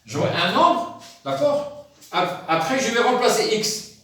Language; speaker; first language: French; non-native, local second language; Arabic